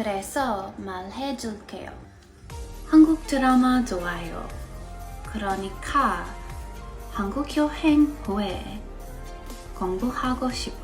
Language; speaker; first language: Korean; non-native, learner; English